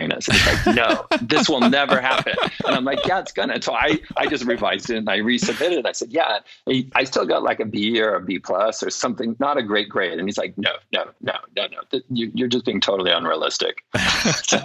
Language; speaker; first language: English; native; English